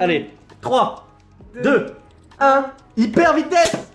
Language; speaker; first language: French; native; French